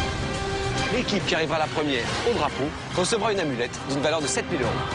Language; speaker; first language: French; native; French